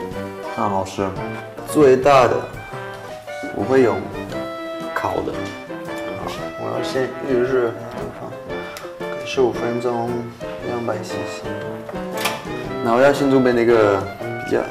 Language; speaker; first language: Chinese; non-native, fluent; French